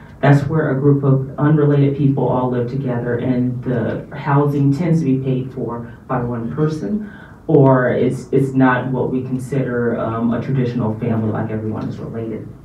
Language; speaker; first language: English; native; English